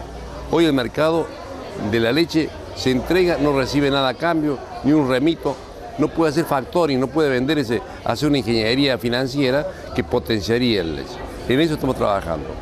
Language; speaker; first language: Spanish; native; Spanish